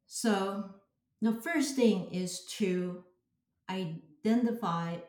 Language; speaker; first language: English; non-native, fluent; Chinese